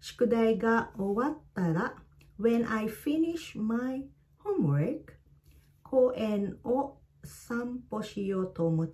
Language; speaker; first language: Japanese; non-native, fluent; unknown